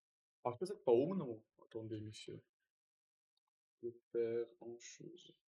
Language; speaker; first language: French; non-native, learner; Russian